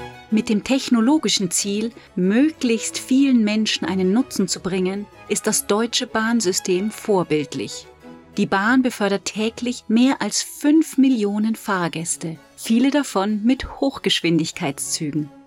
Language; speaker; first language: German; native; German